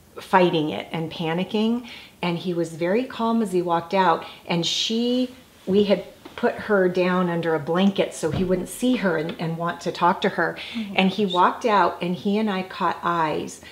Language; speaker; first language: English; native; English